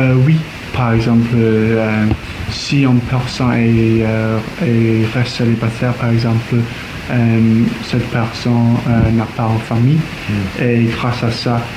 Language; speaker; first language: French; non-native, learner; English